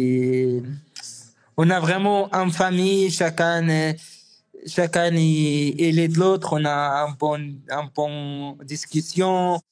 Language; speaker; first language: French; non-native, learner; Arabic